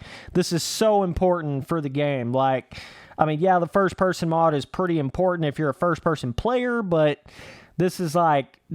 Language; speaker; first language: English; native; English